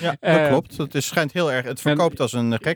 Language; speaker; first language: Dutch; native; Dutch